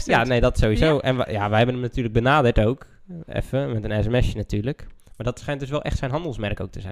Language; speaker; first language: Dutch; native; Dutch